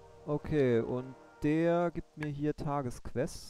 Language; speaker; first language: German; native; German